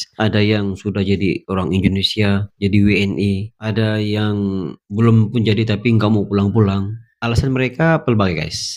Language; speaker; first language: Indonesian; non-native, local second language; Malay